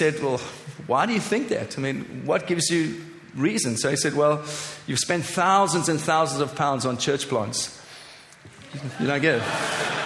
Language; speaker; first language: English; native; English